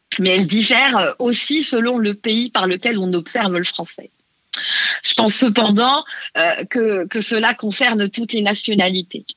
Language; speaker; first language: French; non-native, local second language; Arabic